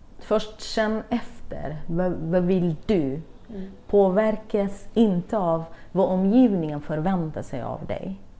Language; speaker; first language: Swedish; non-native, fluent; Kurdish